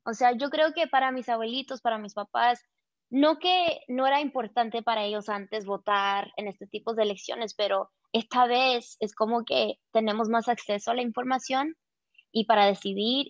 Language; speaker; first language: Spanish; early bilingual, heritage; Spanish